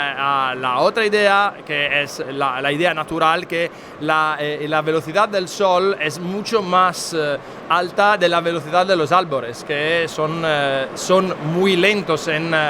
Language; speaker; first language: Spanish; non-native, fluent; Italian